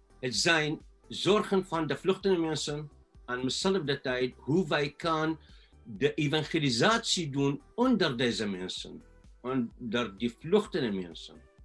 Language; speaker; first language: Dutch; non-native, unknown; Arabic